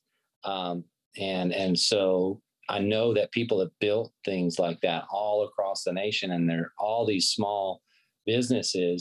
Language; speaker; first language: English; native; English